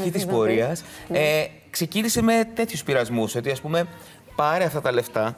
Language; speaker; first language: Greek; native; Greek